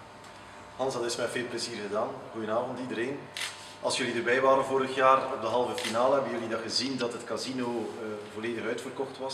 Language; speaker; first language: Dutch; native; Dutch